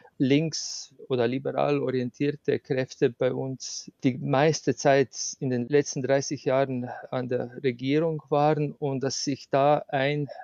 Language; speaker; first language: German; non-native, fluent; Slovenian